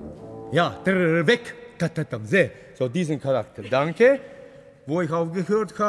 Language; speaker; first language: German; non-native, fluent; Latvian